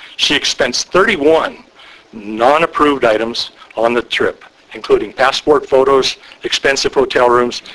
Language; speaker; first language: English; native; English